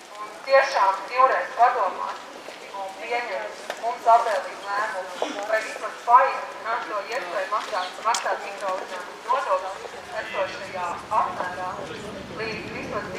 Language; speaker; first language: Latvian; native; Latvian